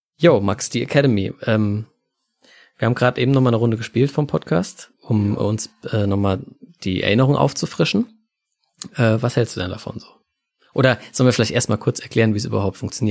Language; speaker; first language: German; native; German